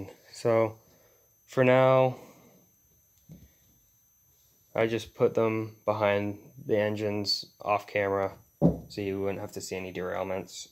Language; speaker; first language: English; native; English